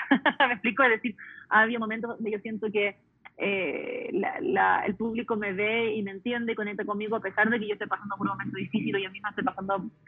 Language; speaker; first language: Spanish; early bilingual, heritage; Spanish